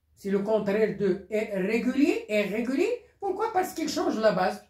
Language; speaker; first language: French; non-native, local second language; Arabic